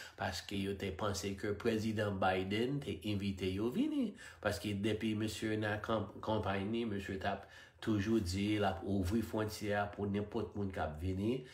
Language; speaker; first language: Haitian Creole; non-native, fluent; English